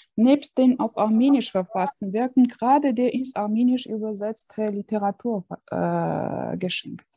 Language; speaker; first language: German; non-native, fluent; Armenian